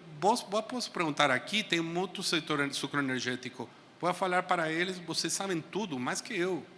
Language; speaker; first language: Portuguese; non-native, fluent; Spanish